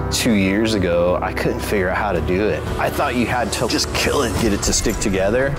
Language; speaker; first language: English; native; English